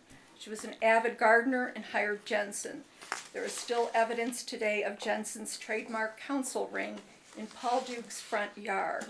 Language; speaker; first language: English; native; English